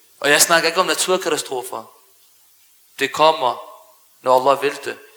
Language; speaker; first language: Danish; early bilingual, other home language; Arabic